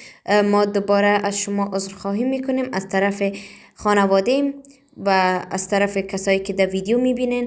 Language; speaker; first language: Persian; early bilingual, heritage; Persian